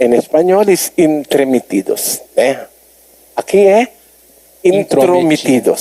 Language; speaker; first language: Portuguese; non-native, learner; Filipino